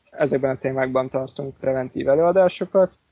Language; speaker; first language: Hungarian; native; Hungarian